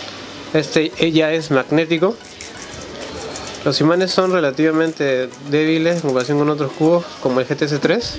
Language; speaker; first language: Spanish; native; Spanish